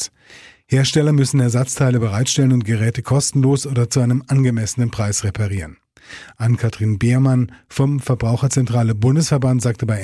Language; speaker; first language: German; native; German